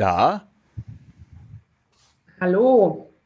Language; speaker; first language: German; native; German